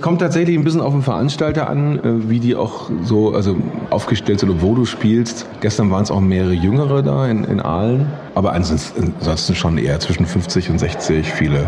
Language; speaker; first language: German; native; German